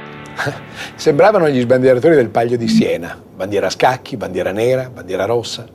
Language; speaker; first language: Italian; native; Italian